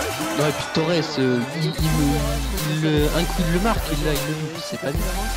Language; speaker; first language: French; native; French